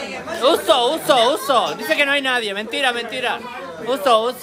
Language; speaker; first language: Spanish; native; Spanish